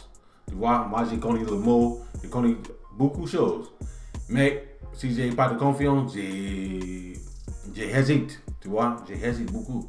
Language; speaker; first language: French; non-native, learner; English